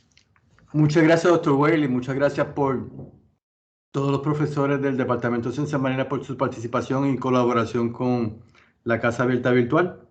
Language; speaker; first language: Spanish; native; Spanish